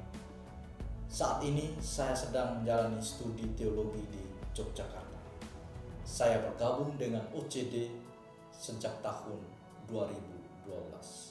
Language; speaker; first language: Indonesian; non-native, local second language; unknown